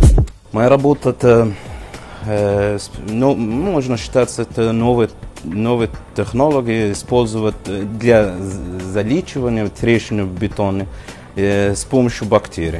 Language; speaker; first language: Russian; non-native, learner; Arabic